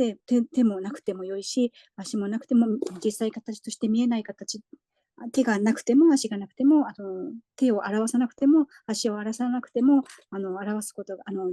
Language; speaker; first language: Japanese; native; Japanese